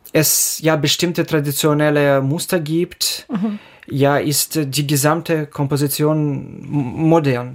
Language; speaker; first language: German; non-native, fluent; Ukrainian